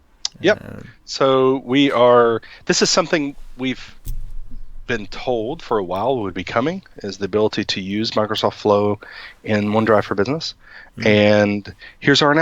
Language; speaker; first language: English; native; English